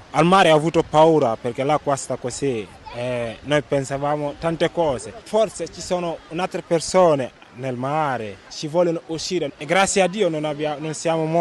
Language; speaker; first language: Italian; non-native, learner; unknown